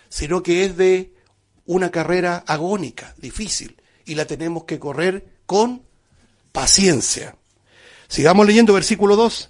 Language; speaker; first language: Spanish; native; Spanish